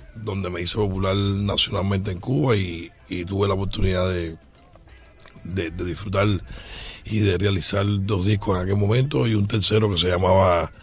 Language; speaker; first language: Spanish; native; Spanish